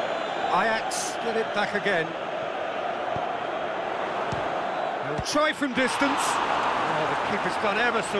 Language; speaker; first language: English; native; English